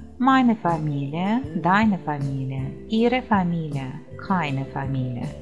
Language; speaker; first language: German; non-native, fluent; Ukrainian